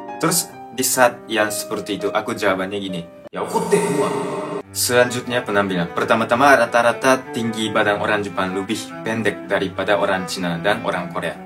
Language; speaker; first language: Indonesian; non-native, fluent; Japanese